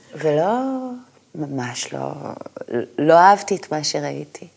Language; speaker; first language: Hebrew; native; Hebrew